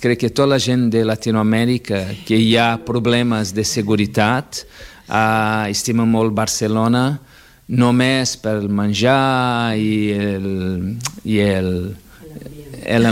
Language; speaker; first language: Catalan; non-native, fluent; Portuguese